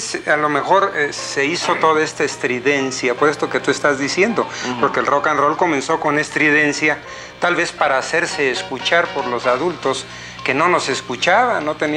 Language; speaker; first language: Spanish; native; Spanish